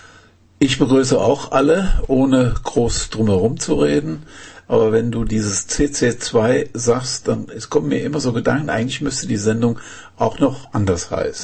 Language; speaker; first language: German; native; German